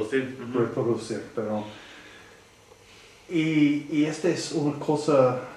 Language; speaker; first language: Spanish; non-native, learner; English